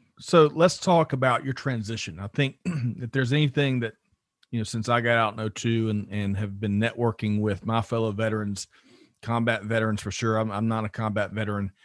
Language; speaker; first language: English; native; English